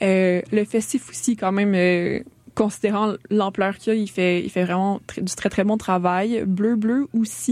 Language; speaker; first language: French; native; French